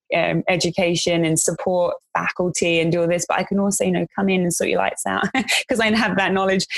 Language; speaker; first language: English; native; English